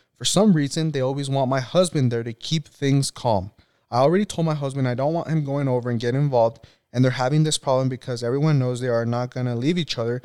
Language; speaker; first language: English; early bilingual, other home language; Spanish